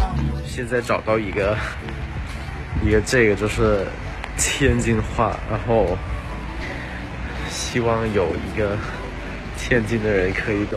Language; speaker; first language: Chinese; non-native, fluent; Thai